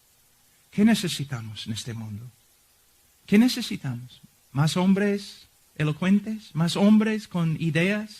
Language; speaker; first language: Spanish; non-native, fluent; English